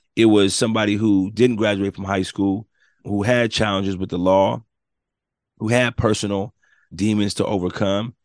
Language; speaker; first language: English; native; English